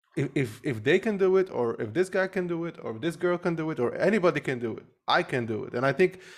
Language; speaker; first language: English; early bilingual, other home language; Arabic